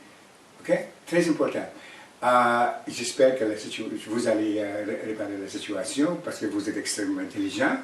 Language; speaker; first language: French; non-native, fluent; Cree